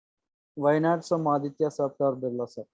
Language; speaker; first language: English; non-native, local second language; Telugu